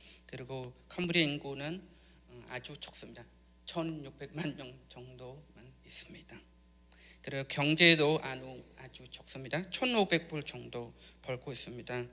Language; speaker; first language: Korean; non-native, learner; Khmer